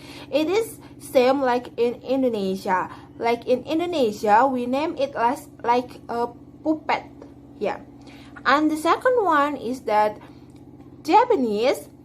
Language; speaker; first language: English; non-native, learner; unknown